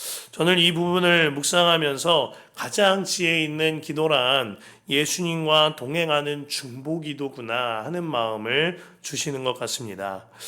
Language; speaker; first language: Korean; native; Korean